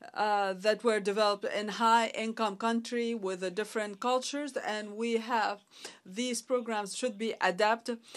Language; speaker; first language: English; non-native, fluent; Arabic